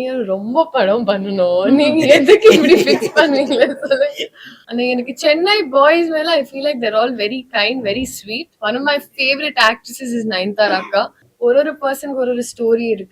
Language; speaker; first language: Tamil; non-native, learner; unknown